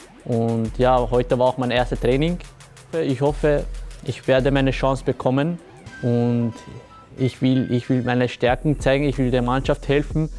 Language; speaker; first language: German; early bilingual, other home language; Turkish